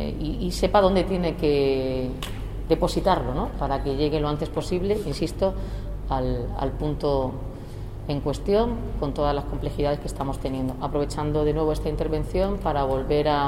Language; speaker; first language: Spanish; native; Spanish